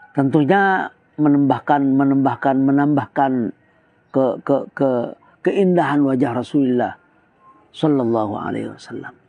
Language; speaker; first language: Indonesian; non-native, local second language; Madurese